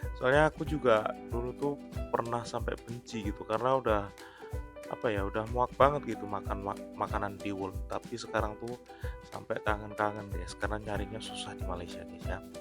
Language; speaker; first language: Indonesian; non-native, local second language; Javanese